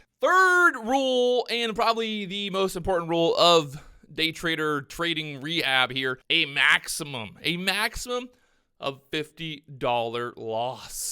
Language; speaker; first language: English; native; English